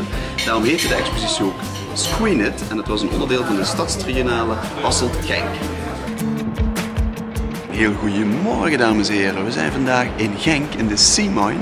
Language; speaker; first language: Dutch; native; Dutch